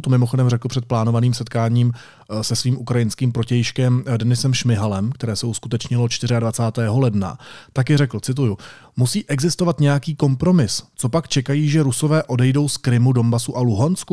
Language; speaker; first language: Czech; native; Czech